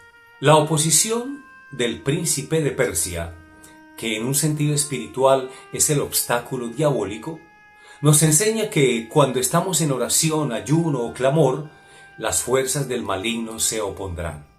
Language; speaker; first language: Spanish; native; Spanish